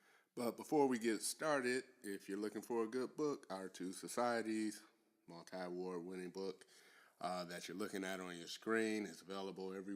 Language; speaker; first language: English; native; English